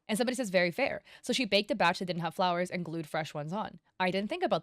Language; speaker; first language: English; native; English